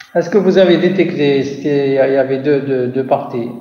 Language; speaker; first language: French; non-native, local second language; Arabic